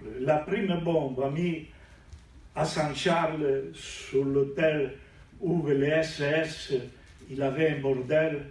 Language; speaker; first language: French; non-native, fluent; Italian